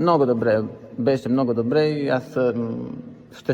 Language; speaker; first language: Bulgarian; non-native, learner; Romanian